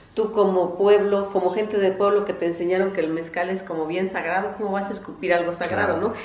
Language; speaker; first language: Spanish; non-native, local second language; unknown